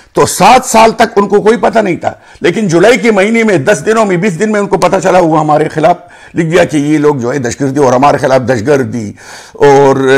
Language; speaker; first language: Urdu; non-native, local second language; Pashto